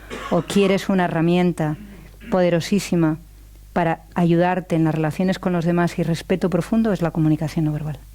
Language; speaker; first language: Spanish; native; Spanish